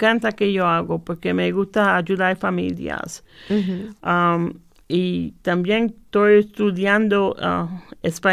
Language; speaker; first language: Spanish; early bilingual, heritage; Spanish